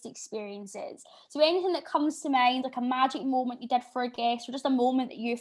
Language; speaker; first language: English; native; English